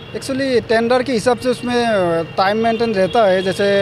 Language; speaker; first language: Hindi; non-native, local second language; Assamese